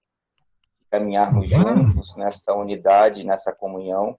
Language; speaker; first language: Portuguese; native; Portuguese